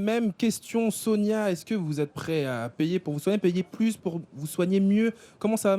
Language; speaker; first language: French; native; French